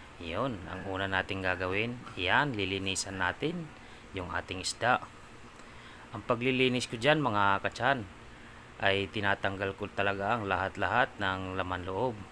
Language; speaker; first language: Filipino; native; Filipino